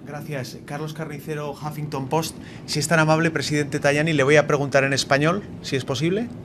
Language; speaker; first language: Spanish; native; Spanish